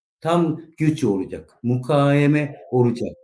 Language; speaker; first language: Turkish; non-native, learner; Japanese